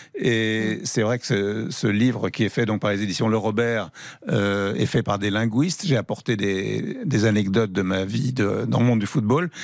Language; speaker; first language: French; native; French